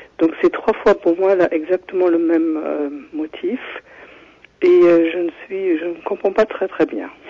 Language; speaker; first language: French; non-native, fluent; German